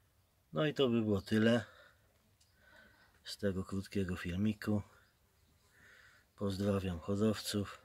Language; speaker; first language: Polish; native; Polish